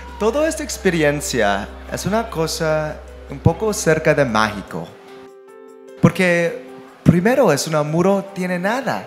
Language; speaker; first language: Spanish; non-native, learner; English